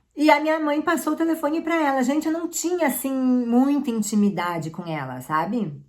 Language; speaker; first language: Portuguese; native; Portuguese